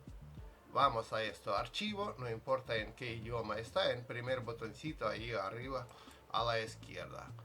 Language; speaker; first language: Spanish; non-native, fluent; Russian